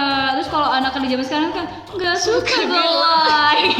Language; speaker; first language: Malay; native; Malay